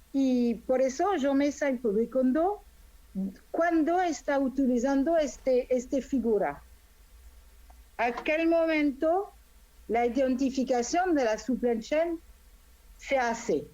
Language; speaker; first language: Spanish; non-native, fluent; French